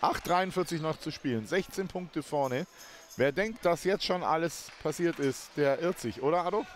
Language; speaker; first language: German; native; German